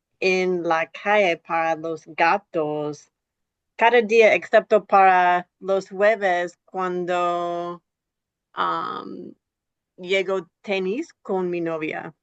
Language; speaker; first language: Spanish; non-native, learner; English